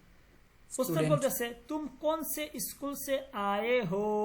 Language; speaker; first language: Hindi; non-native, fluent; Bangla